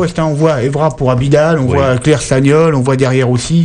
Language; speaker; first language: French; native; French